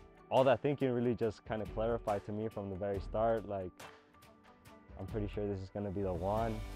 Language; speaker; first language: English; early bilingual, other home language; Spanish